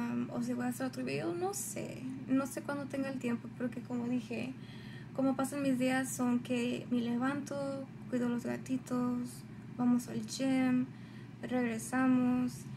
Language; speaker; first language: Spanish; early bilingual, heritage; Spanish